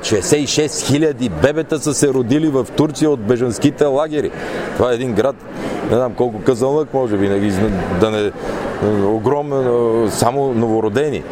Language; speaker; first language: Bulgarian; native; Bulgarian